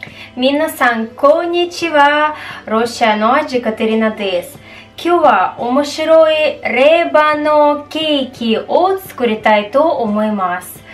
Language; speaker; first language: Japanese; non-native, fluent; Russian